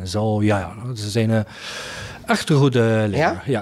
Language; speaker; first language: Dutch; non-native, learner; Italian